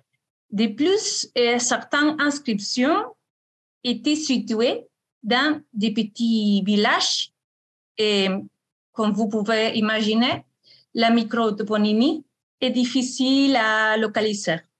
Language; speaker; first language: French; non-native, fluent; Spanish